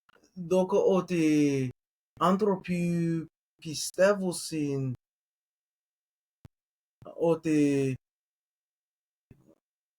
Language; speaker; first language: Greek; non-native, learner; English